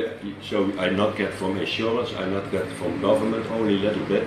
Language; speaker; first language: English; non-native, learner; Dutch